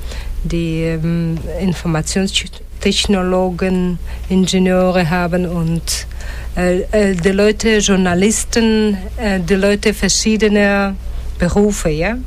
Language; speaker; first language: German; non-native, fluent; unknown